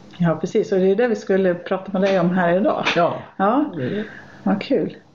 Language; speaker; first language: Swedish; native; Swedish